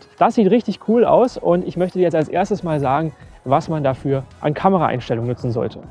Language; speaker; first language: German; native; German